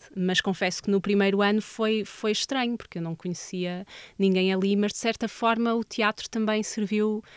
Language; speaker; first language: Portuguese; native; Portuguese